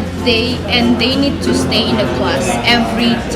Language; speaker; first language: English; non-native, fluent; Indonesian